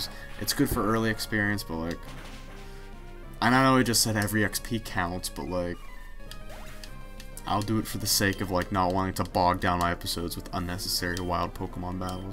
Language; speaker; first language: English; native; English